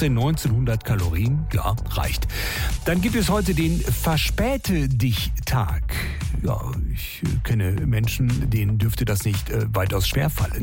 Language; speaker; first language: German; native; German